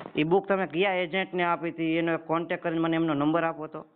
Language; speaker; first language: Gujarati; native; Gujarati